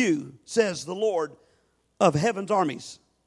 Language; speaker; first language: English; native; English